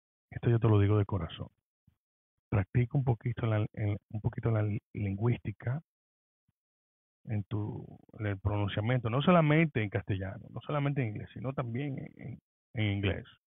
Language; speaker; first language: Spanish; early bilingual, heritage; Spanish